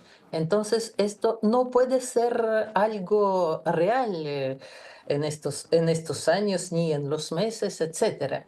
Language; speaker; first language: Spanish; non-native, fluent; Russian